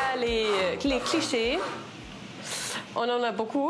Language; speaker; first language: French; non-native, fluent; German